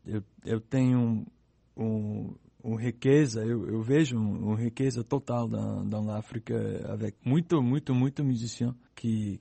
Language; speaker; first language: Portuguese; non-native, learner; English